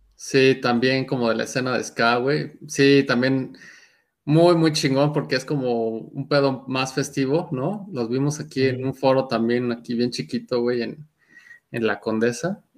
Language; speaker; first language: Spanish; native; Spanish